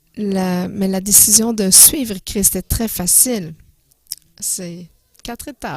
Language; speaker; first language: French; non-native, fluent; English